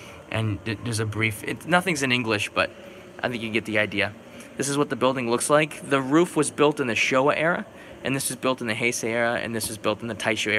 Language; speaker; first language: English; native; English